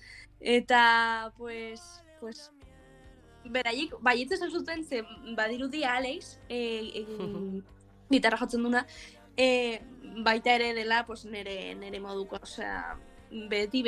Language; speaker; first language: Basque; non-native, local second language; Spanish